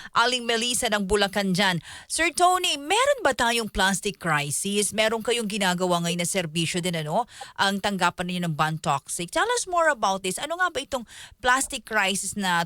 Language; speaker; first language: Filipino; native; Filipino